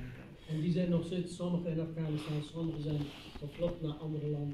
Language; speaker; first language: Dutch; non-native, fluent; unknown